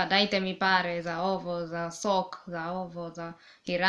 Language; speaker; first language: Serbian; non-native, learner; English